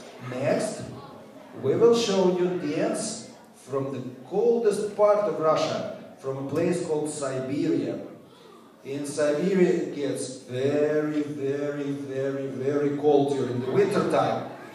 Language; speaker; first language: English; non-native, fluent; Russian